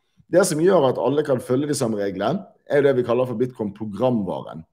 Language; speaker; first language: Norwegian; native; Norwegian